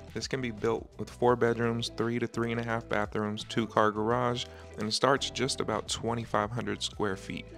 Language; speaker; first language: English; native; English